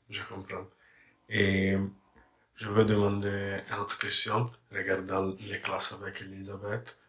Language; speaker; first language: French; non-native, fluent; English